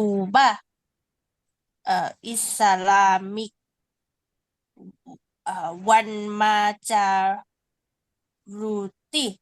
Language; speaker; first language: Arabic; non-native, learner; Urdu